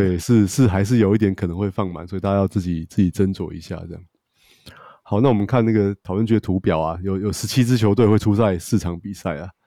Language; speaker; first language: Chinese; native; Chinese